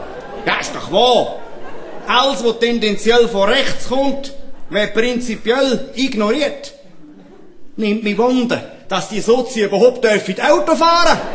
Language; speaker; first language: German; native; German